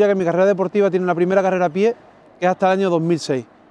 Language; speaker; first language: Spanish; native; Spanish